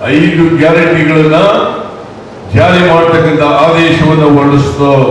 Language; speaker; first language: Kannada; native; Kannada